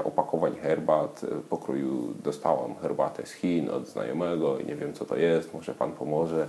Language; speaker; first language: Polish; native; Polish